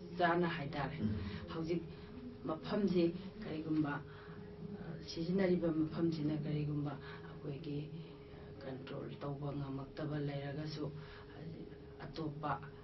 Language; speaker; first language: Manipuri; native; Manipuri